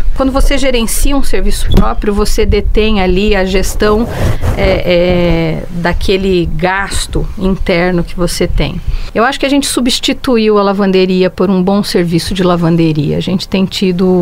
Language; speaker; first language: Portuguese; native; Portuguese